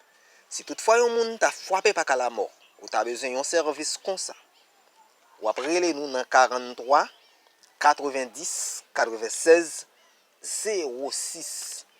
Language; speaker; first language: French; non-native, learner; Haitian Creole